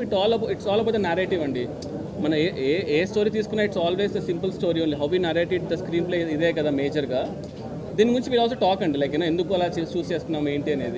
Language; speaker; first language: Telugu; native; Telugu